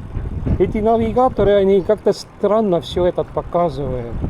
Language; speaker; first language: Russian; non-native, local second language; Estonian